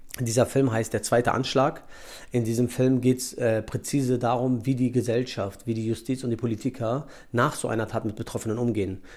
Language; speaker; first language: German; early bilingual, other home language; Turkish